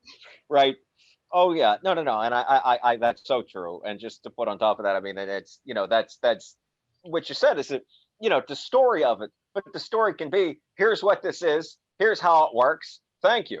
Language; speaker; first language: English; native; English